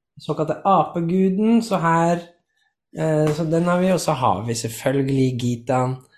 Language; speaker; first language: Norwegian; native; Norwegian